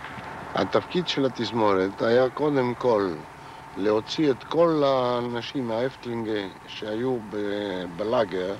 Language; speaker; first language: Hebrew; non-native, fluent; Ladino